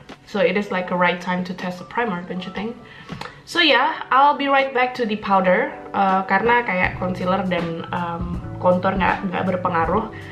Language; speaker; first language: English; non-native, fluent; Indonesian